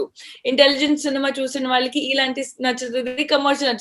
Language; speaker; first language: Telugu; non-native, fluent; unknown